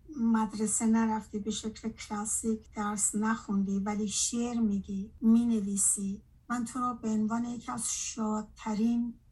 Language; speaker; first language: Persian; native; Persian